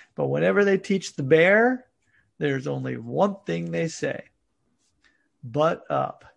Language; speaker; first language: English; native; English